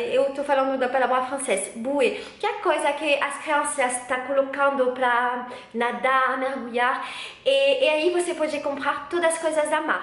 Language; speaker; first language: Portuguese; non-native, learner; French